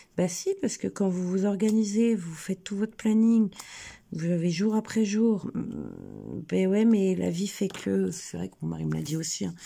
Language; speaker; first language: French; native; French